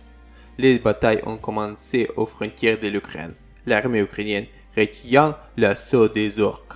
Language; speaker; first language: French; non-native, learner; Ukrainian